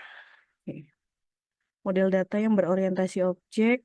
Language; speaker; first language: Indonesian; native; Indonesian